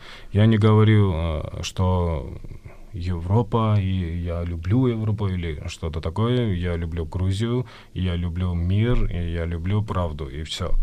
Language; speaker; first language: Russian; non-native, fluent; Georgian